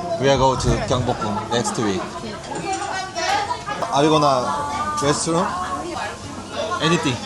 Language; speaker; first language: English; non-native, learner; Korean